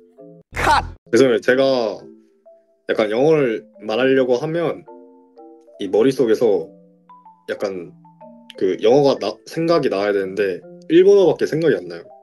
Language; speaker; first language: Korean; native; Korean